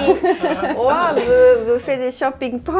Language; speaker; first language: French; non-native, learner; Japanese